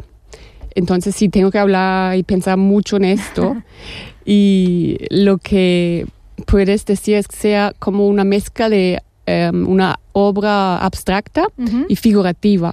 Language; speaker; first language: Spanish; non-native, fluent; German